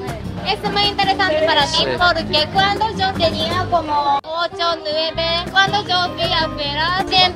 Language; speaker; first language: Spanish; non-native, learner; Japanese